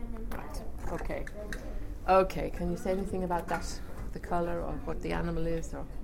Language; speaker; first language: English; native; English